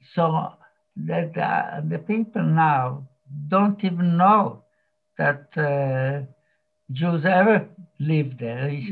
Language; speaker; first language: English; non-native, fluent; Slovak